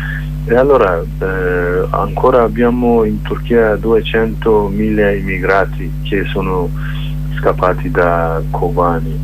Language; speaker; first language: Italian; non-native, learner; Kurdish